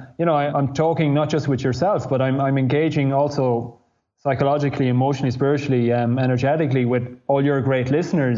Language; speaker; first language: English; native; English